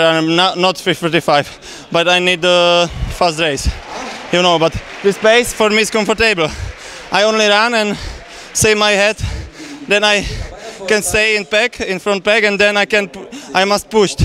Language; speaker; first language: English; non-native, learner; Czech